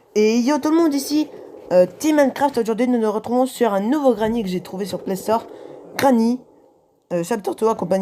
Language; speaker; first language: French; native; French